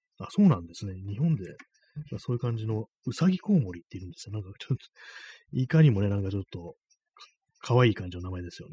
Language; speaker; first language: Japanese; native; Japanese